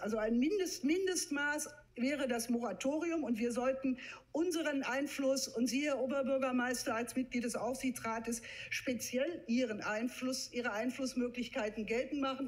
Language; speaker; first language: German; native; German